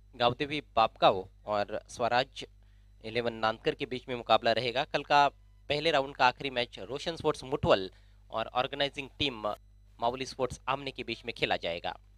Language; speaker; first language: Hindi; non-native, local second language; Marathi